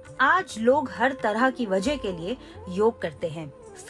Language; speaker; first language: Hindi; native; Hindi